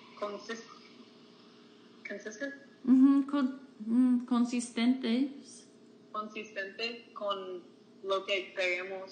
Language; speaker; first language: Spanish; non-native, fluent; English